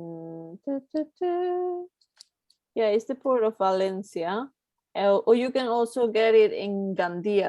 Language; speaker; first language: English; non-native, fluent; Spanish